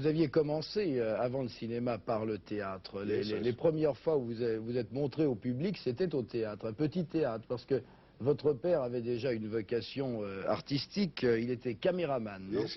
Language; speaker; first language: French; native; French